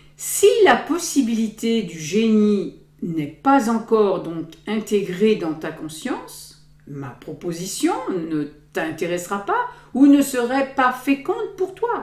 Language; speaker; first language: French; native; French